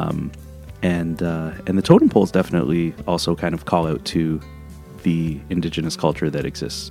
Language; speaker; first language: English; native; English